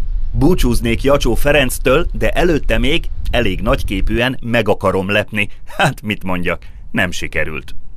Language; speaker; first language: Hungarian; native; Hungarian